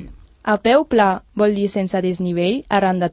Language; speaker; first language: Catalan; non-native, learner; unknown